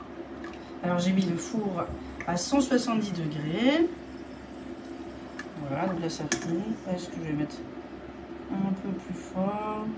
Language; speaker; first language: French; native; French